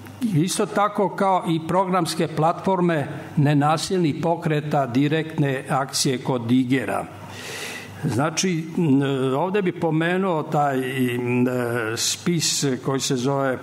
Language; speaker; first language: Serbian; native; Serbian